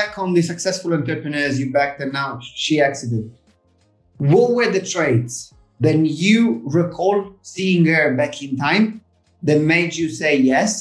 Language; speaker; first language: English; non-native, fluent; Italian